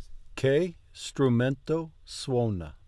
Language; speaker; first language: Italian; non-native, learner; English